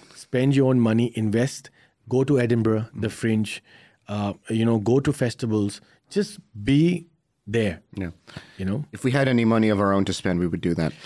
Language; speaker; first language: English; early bilingual, heritage; Arabic